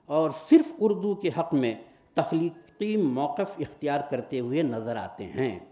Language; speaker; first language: Urdu; native; Urdu